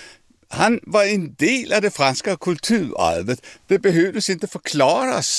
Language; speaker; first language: Swedish; non-native, fluent; French